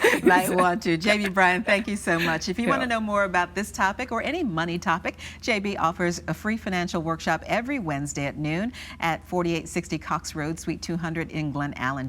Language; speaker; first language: English; native; English